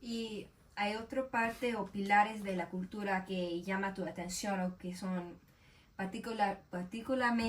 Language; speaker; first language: Spanish; non-native, learner; English